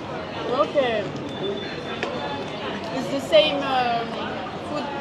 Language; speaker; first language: English; non-native, fluent; French